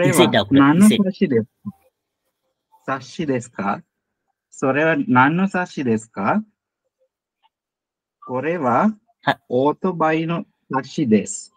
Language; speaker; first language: Japanese; non-native, learner; Sinhala